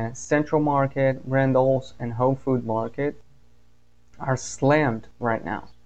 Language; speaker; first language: English; non-native, fluent; Portuguese